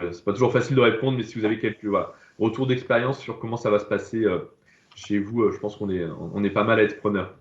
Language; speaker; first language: French; native; French